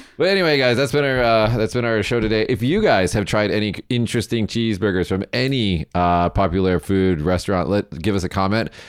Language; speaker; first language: English; native; English